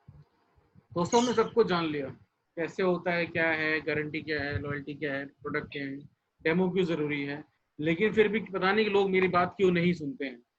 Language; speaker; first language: Hindi; native; Hindi